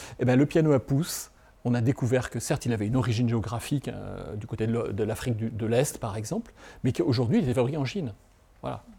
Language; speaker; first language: French; native; French